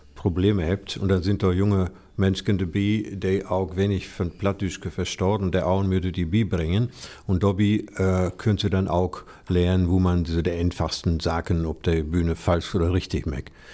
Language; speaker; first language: German; native; German